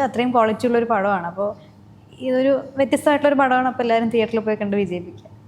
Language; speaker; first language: Malayalam; native; Malayalam